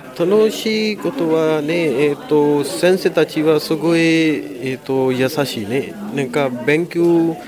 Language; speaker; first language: Japanese; non-native, learner; Urdu